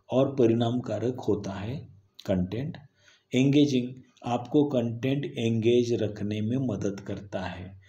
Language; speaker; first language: Hindi; non-native, local second language; Marathi